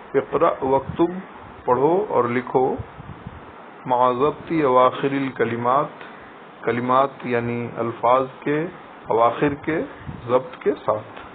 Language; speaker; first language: Urdu; native; Urdu